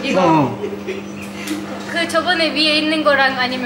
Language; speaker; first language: Korean; non-native, fluent; Turkish